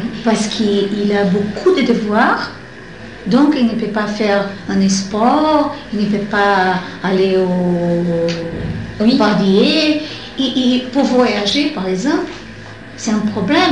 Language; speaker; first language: French; non-native, fluent; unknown